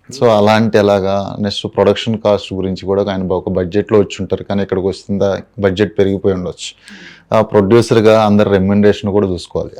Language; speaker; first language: Telugu; native; Telugu